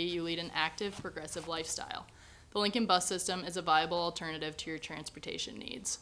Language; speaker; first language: English; native; English